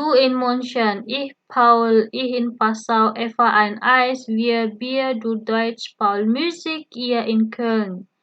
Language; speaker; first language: German; non-native, fluent; Indonesian